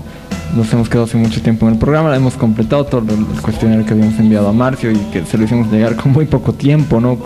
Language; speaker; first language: Spanish; native; Spanish